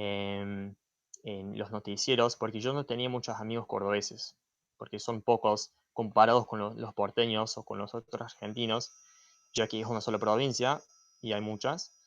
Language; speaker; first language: Spanish; non-native, fluent; English